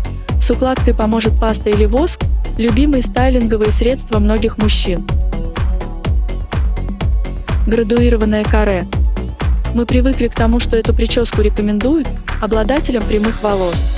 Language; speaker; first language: Russian; native; Russian